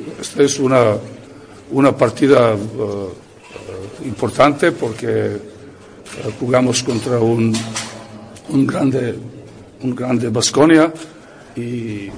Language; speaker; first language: Spanish; non-native, learner; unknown